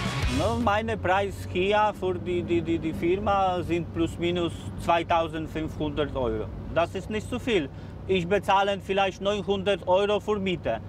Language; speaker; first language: German; non-native, learner; Polish